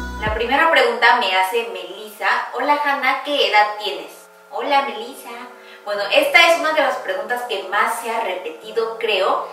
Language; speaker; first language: Spanish; early bilingual, heritage; Korean